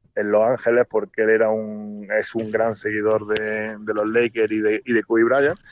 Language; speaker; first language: Spanish; native; Spanish